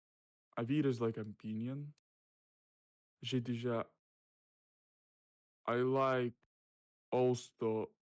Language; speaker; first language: English; non-native, learner; Russian